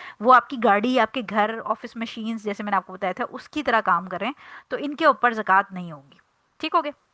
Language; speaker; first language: Urdu; native; Urdu